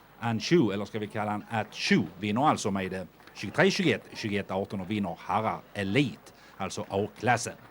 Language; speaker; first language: Swedish; native; Swedish